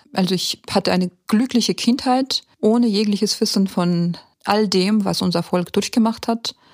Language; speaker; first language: German; early bilingual, heritage; German